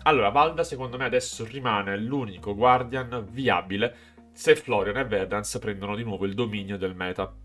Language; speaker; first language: Italian; native; Italian